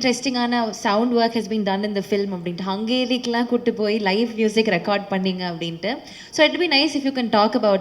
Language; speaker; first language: Tamil; native; Tamil